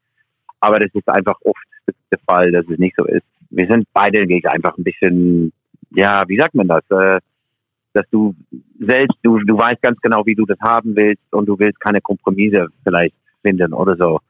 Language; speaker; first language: German; non-native, fluent; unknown